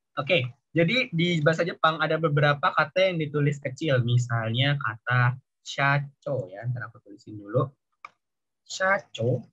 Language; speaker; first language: Indonesian; native; Indonesian